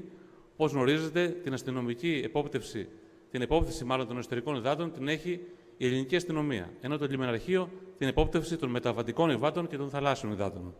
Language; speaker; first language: Greek; native; Greek